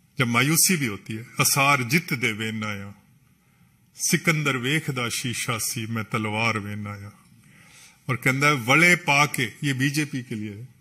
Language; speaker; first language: Hindi; non-native, local second language; Punjabi